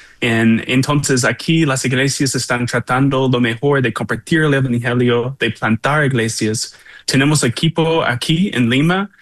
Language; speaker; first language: Spanish; non-native, learner; English